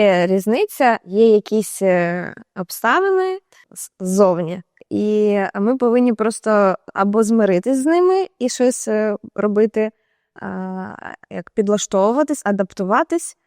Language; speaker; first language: Ukrainian; native; Ukrainian